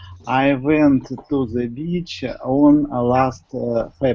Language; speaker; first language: English; non-native, learner; Russian